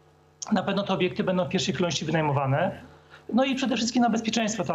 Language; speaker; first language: Polish; native; Polish